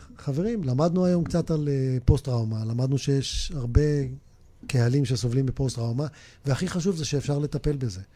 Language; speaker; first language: Hebrew; native; Hebrew